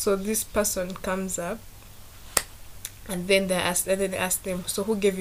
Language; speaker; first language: English; non-native, local second language; Ganda